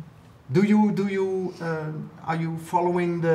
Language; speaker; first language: English; non-native, fluent; Dutch